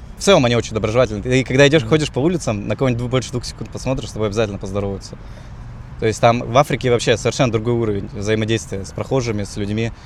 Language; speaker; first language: Russian; native; Russian